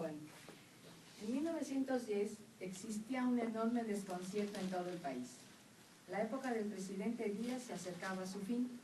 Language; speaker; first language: Spanish; native; Spanish